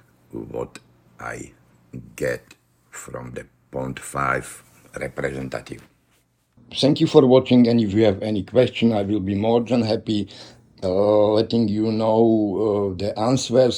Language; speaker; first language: English; non-native, learner; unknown